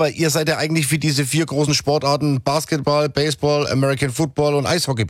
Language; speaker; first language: German; native; German